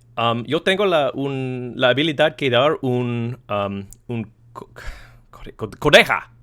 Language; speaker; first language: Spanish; non-native, learner; English